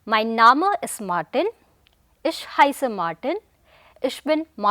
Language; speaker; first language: German; non-native, fluent; Hindi